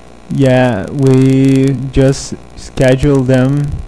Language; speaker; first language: English; non-native, fluent; Portuguese